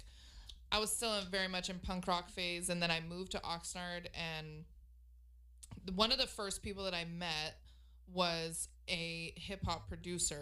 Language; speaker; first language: English; native; English